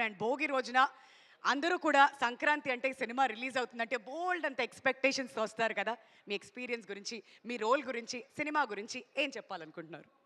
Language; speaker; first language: Telugu; native; Telugu